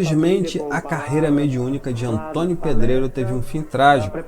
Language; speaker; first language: Portuguese; native; Portuguese